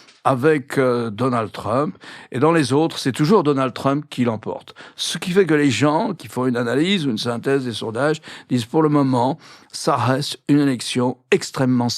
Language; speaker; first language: French; native; French